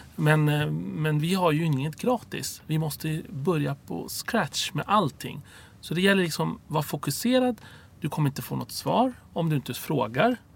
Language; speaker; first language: Swedish; early bilingual, other home language; Arabic